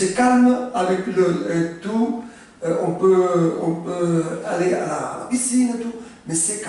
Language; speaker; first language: French; non-native, learner; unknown